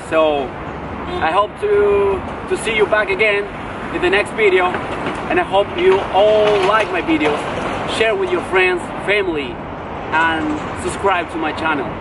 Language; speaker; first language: English; non-native, fluent; Spanish